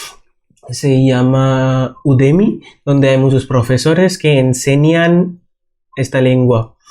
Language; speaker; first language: Spanish; non-native, fluent; Bangla